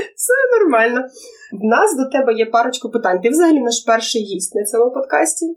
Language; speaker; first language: Ukrainian; non-native, local second language; Russian